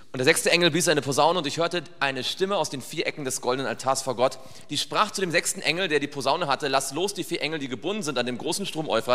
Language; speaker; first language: German; native; German